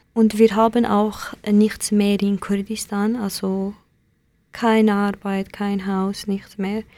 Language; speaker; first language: German; non-native, learner; Kurdish